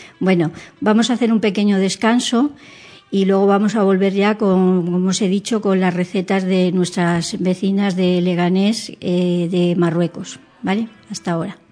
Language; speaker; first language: Spanish; native; Spanish